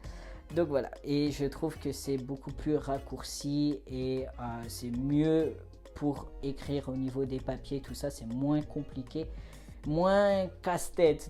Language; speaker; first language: French; native; French